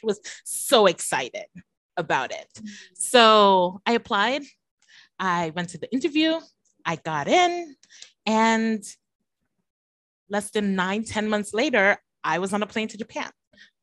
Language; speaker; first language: English; native; English